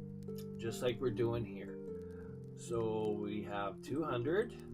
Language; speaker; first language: English; native; English